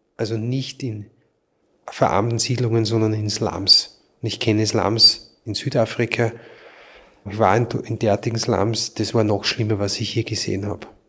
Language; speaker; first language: German; native; German